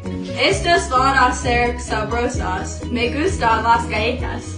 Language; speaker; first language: Spanish; non-native, learner; English